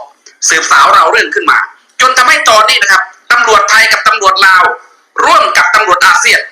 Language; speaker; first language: Thai; native; Thai